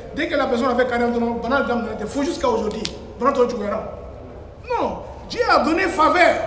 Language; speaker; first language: French; non-native, local second language; Bambara